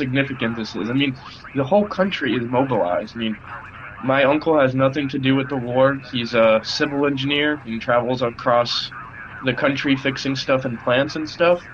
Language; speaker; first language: English; early bilingual, other home language; Russian